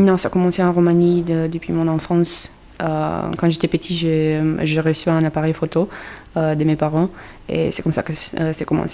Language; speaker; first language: French; non-native, fluent; Romanian